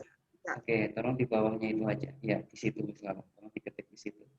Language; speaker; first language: Indonesian; native; Indonesian